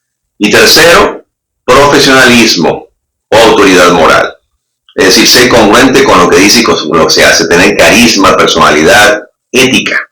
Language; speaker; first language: Spanish; native; Spanish